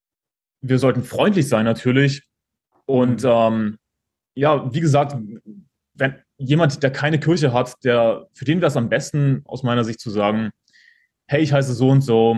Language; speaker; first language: German; native; German